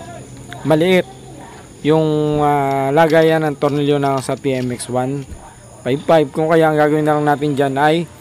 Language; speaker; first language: Filipino; native; Filipino